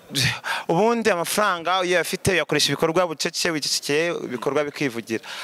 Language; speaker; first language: Kinyarwanda; early bilingual, heritage; Kinyarwanda